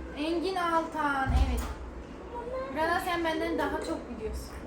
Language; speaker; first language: Turkish; native; Turkish